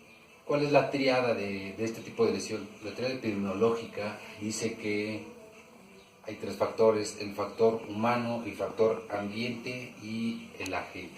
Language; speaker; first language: Spanish; native; Spanish